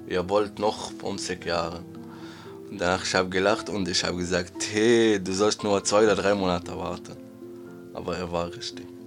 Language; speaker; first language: German; non-native, learner; Arabic